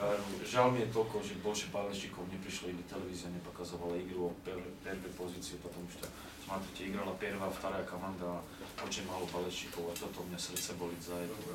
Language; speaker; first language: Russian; non-native, learner; Slovak